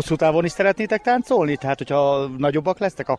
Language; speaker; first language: Hungarian; native; Hungarian